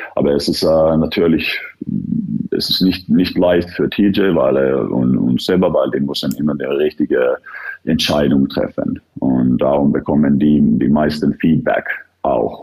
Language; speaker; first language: German; non-native, fluent; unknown